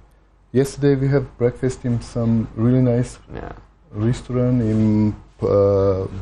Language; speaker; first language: English; non-native, learner; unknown